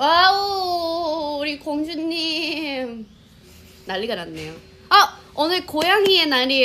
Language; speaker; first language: Korean; non-native, fluent; Thai